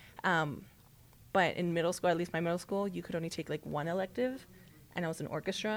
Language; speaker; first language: English; early bilingual, other home language; Spanish